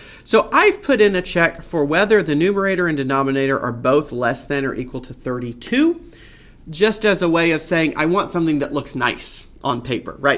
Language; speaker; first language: English; native; English